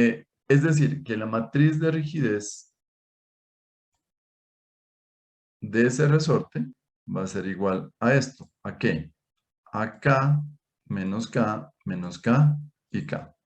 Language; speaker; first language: Spanish; native; Spanish